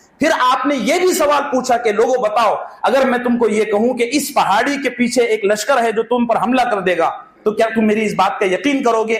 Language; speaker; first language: Urdu; native; Urdu